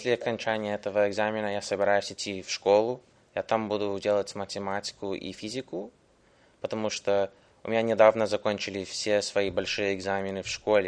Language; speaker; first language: Russian; early bilingual, heritage; English